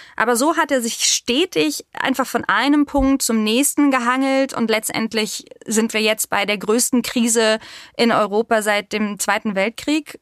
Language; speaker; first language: German; native; German